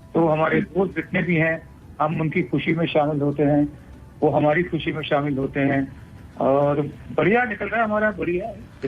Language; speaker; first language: Hindi; native; Hindi